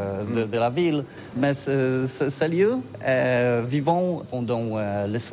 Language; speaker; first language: French; non-native, learner; Polish